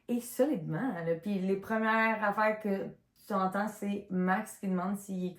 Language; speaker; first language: French; native; French